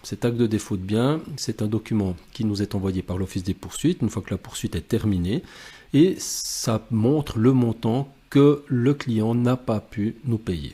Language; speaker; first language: French; native; French